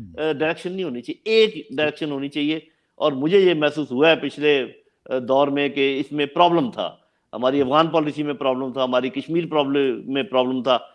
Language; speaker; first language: Urdu; non-native, local second language; Punjabi